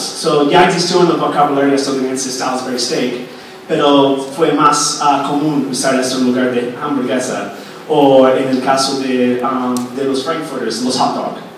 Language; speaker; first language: Spanish; non-native, fluent; English